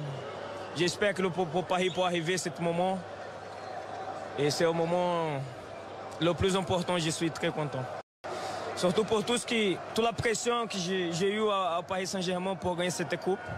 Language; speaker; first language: French; non-native, fluent; Portuguese